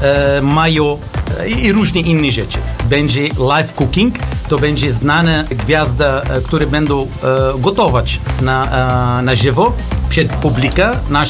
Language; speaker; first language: Polish; non-native, learner; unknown